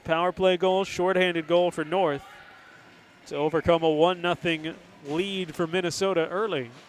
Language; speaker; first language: English; native; English